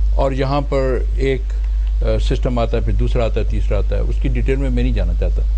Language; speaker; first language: Urdu; non-native, local second language; Punjabi